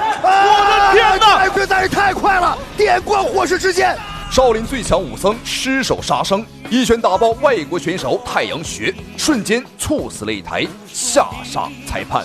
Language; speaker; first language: Chinese; native; Chinese